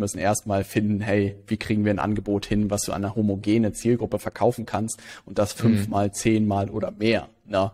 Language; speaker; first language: German; native; German